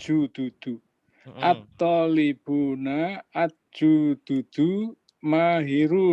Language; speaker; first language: Arabic; non-native, learner; Indonesian